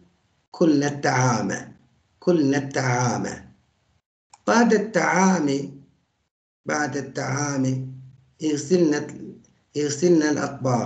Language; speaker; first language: Arabic; non-native, fluent; Turkish